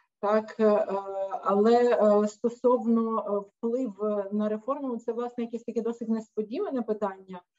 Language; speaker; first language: Ukrainian; native; Ukrainian